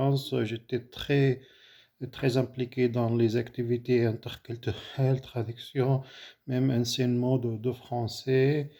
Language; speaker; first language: French; non-native, fluent; Arabic